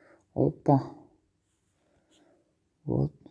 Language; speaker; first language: Russian; non-native, learner; Tajik